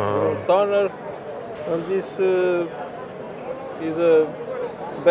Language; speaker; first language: English; non-native, learner; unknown